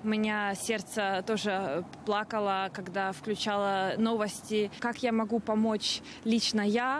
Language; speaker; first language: Ukrainian; early bilingual, heritage; Ukrainian